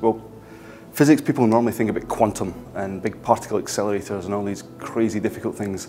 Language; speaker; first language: English; native; English